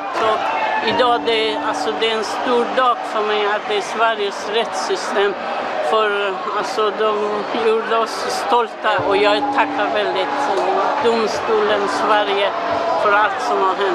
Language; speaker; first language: Swedish; non-native, learner; Persian